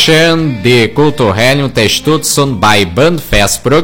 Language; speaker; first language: German; early bilingual, heritage; Portuguese